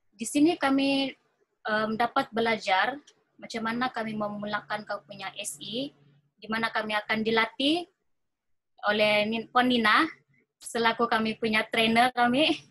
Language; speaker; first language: Malay; native; Malay